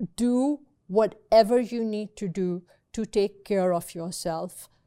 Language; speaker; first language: English; non-native, local second language; Urdu